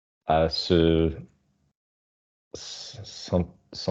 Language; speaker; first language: French; non-native, learner; English